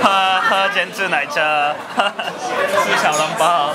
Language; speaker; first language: Chinese; non-native, learner; Japanese